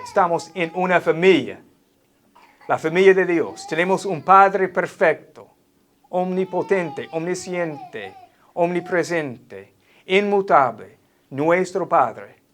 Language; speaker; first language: Spanish; non-native, fluent; English